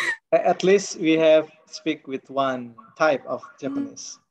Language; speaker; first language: English; non-native, learner; Indonesian